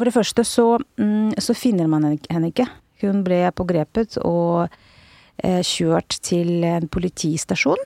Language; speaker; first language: Norwegian; non-native, fluent; Russian